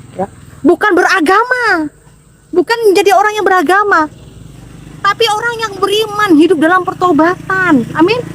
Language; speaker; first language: Indonesian; non-native, local second language; Madurese